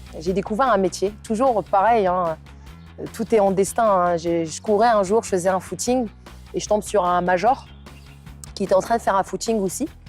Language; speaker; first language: French; non-native, local second language; Arabic